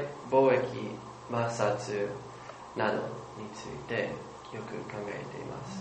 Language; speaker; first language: Japanese; non-native, learner; English